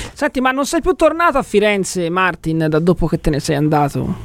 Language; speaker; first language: Italian; native; Italian